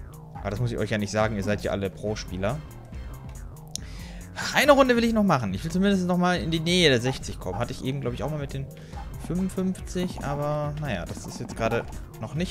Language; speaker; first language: German; native; German